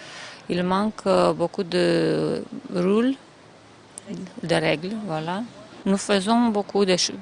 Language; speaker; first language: French; non-native, learner; Romanian